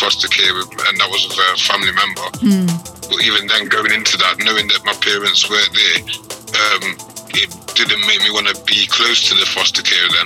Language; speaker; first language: English; native; English